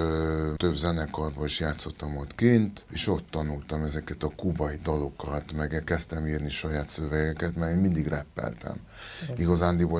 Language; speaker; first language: Hungarian; non-native, local second language; Spanish